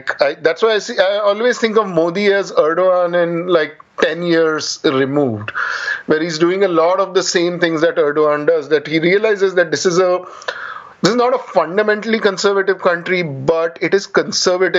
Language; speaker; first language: English; non-native, local second language; Marathi